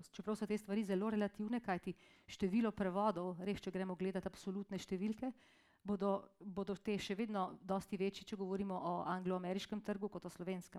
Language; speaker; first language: Slovenian; native; Slovenian